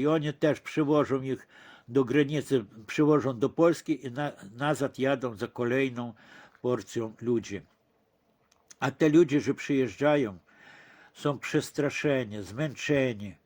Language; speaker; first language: Polish; early bilingual, heritage; Polish